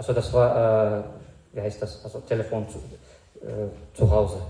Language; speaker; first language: German; non-native, fluent; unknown